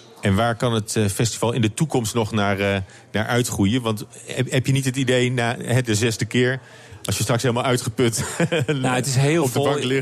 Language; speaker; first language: Dutch; native; Dutch